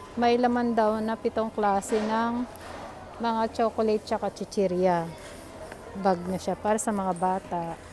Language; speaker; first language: Filipino; native; Filipino